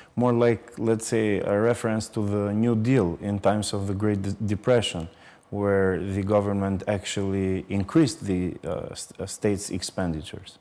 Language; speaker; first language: English; non-native, fluent; Albanian